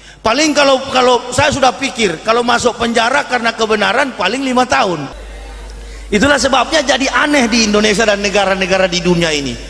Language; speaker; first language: Indonesian; native; Indonesian